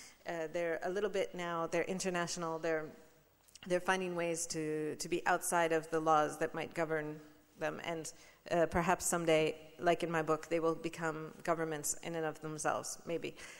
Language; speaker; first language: English; native; English